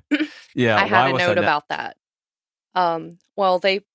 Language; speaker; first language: English; native; English